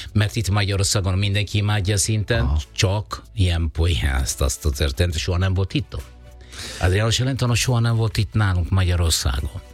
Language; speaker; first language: Hungarian; non-native, fluent; Italian